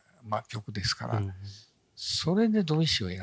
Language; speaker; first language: Japanese; native; Japanese